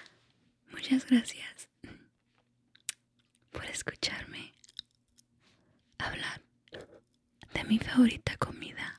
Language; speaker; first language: Spanish; early bilingual, heritage; Spanish